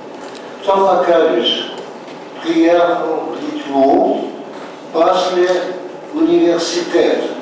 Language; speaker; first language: Russian; early bilingual, heritage; Russian